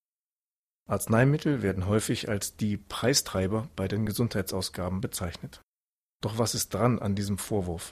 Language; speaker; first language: German; native; German